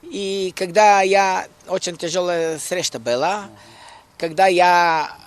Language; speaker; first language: Russian; non-native, learner; Bulgarian